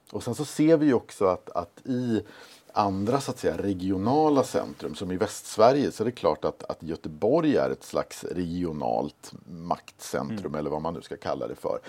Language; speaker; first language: Swedish; native; Swedish